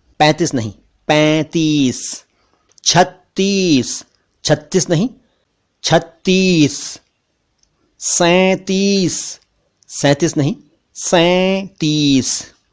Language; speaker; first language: Hindi; native; Hindi